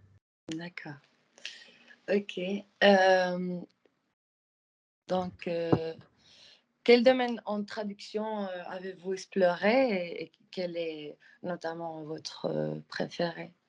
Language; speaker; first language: French; non-native, fluent; Spanish